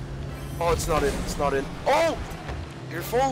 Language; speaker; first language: English; native; English